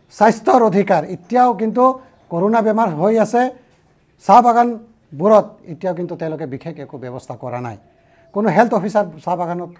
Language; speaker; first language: Assamese; non-native, local second language; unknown